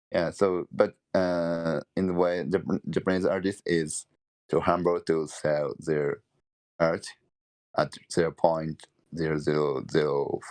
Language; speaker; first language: English; non-native, learner; Japanese